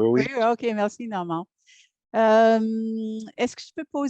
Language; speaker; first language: French; non-native, learner; English